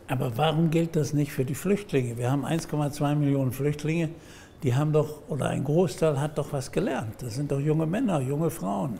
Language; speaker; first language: German; native; German